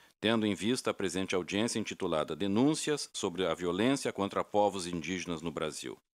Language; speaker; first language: Portuguese; native; Portuguese